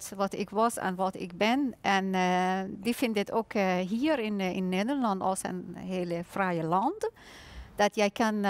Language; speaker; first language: Dutch; non-native, learner; Persian